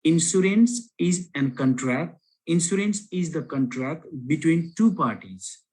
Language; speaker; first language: English; non-native, local second language; Nepali